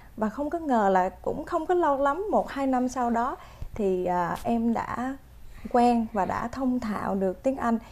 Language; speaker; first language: Vietnamese; native; Vietnamese